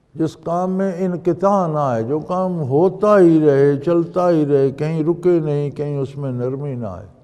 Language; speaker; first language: Urdu; non-native, local second language; Punjabi